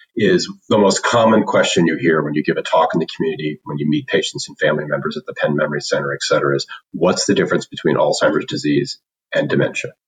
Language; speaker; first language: English; native; English